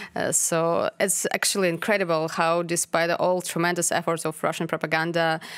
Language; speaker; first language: English; non-native, fluent; Ukrainian